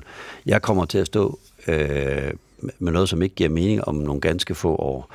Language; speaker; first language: Danish; native; Danish